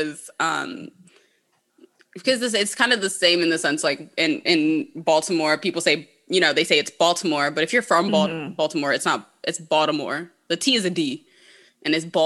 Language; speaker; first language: English; native; English